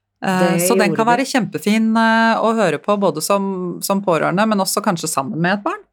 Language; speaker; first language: Norwegian; native; Norwegian